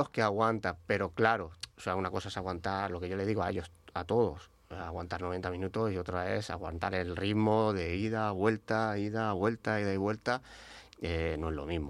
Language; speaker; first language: Spanish; native; Spanish